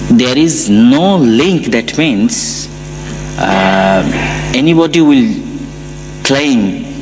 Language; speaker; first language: English; non-native, local second language; Bangla